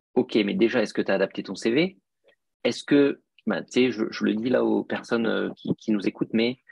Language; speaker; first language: French; native; French